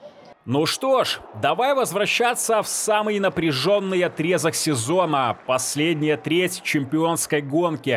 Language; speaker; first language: Russian; native; Russian